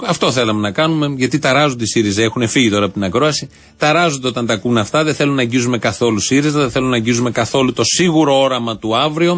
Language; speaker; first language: Greek; native; Greek